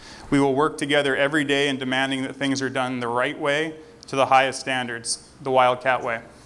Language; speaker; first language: English; native; English